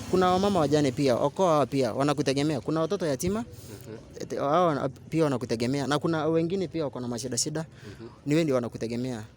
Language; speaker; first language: Swahili; non-native, local second language; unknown